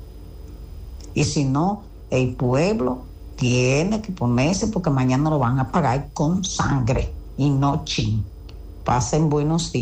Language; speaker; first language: Spanish; native; Spanish